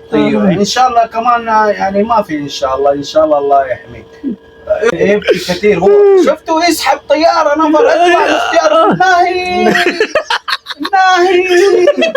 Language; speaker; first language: Arabic; non-native, learner; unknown